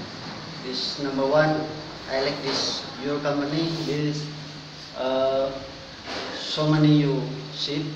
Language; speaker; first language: English; non-native, learner; Indonesian